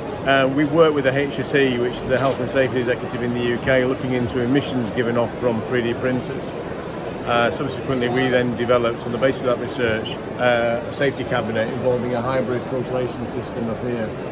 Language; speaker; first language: English; native; English